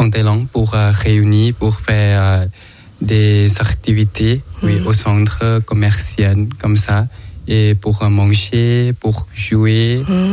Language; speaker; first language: French; non-native, learner; Thai